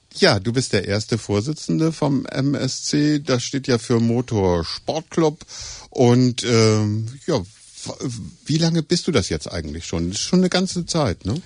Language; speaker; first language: German; native; German